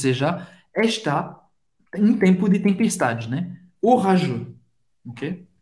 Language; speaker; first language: Portuguese; non-native, fluent; French